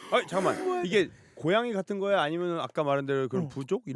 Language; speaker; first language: Korean; native; Korean